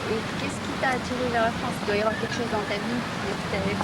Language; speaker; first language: French; native; French